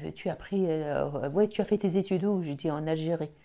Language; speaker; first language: French; non-native, local second language; Arabic